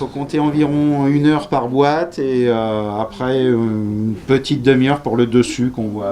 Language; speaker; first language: French; native; French